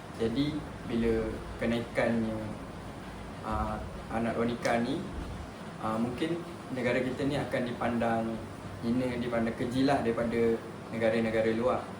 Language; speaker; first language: Malay; native; Malay